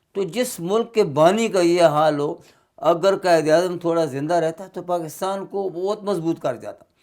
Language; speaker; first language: Urdu; non-native, local second language; Pashto